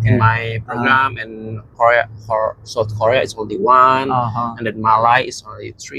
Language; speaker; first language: English; non-native, fluent; Indonesian